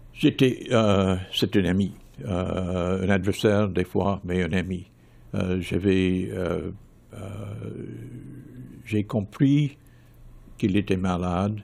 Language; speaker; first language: French; non-native, fluent; English